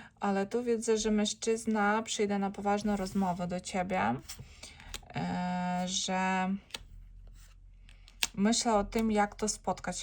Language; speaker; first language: Polish; non-native, learner; Ukrainian